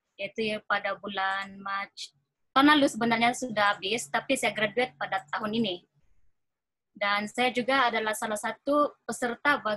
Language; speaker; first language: Malay; native; Malay